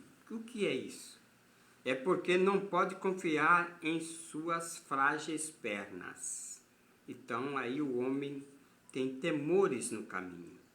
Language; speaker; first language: Portuguese; native; Portuguese